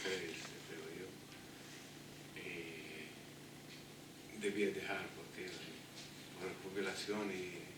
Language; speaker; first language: Spanish; non-native, fluent; Italian